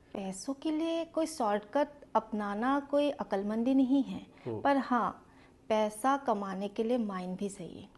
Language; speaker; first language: Hindi; non-native, local second language; Assamese